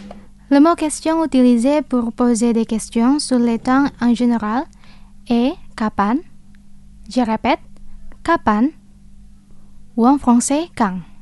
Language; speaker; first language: French; non-native, fluent; Indonesian